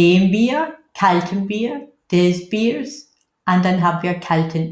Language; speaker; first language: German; non-native, fluent; English